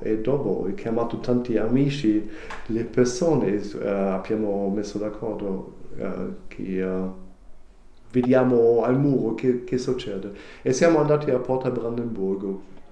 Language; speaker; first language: Italian; non-native, learner; German